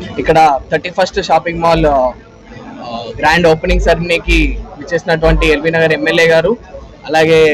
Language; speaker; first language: Telugu; native; Telugu